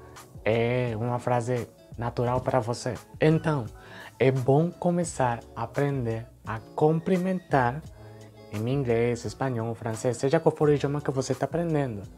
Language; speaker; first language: Portuguese; non-native, fluent; Spanish